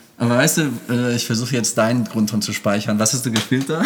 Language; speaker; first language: German; non-native, fluent; English